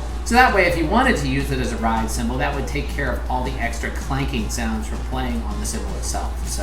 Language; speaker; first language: English; native; English